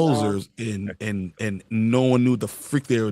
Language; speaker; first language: English; native; English